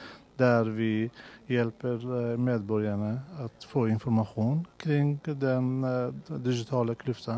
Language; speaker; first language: Swedish; non-native, fluent; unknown